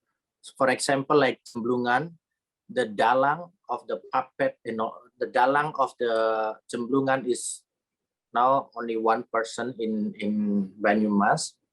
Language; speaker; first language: English; non-native, learner; Indonesian